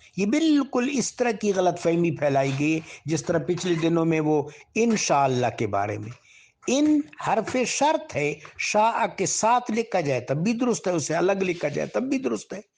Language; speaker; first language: Urdu; non-native, local second language; Pashto